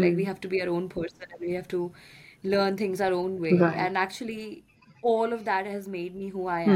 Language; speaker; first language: English; non-native, local second language; Hindi